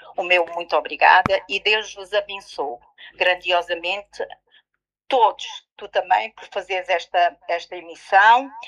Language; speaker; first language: Portuguese; early bilingual, heritage; Portuguese